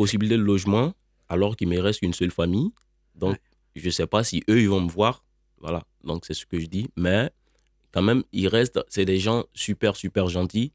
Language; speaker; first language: French; non-native, local second language; Bambara